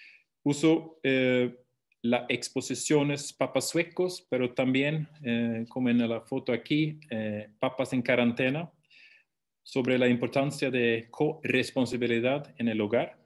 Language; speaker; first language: Spanish; non-native, fluent; Swedish